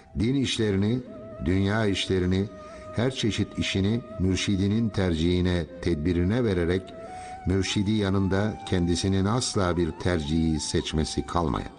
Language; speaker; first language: Turkish; native; Turkish